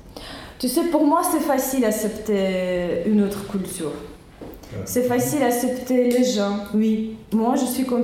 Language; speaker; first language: French; non-native, learner; Russian